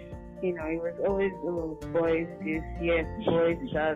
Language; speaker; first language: English; non-native, local second language; Yoruba